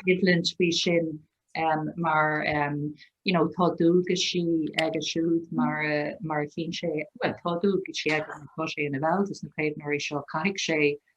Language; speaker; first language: Irish; non-native, local second language; English